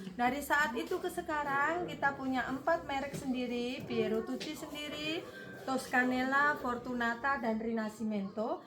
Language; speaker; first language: Indonesian; native; Indonesian